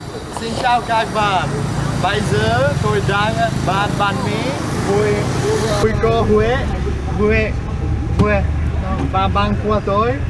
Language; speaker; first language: Vietnamese; non-native, learner; Czech